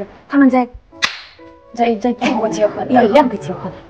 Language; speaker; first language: Chinese; non-native, learner; Ukrainian